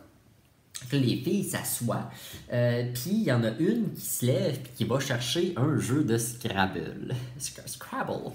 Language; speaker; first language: French; native; French